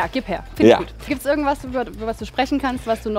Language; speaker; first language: German; native; German